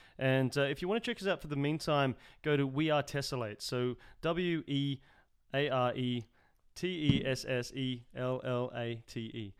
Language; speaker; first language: English; native; English